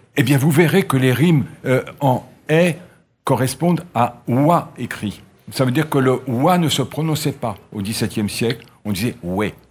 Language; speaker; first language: French; native; French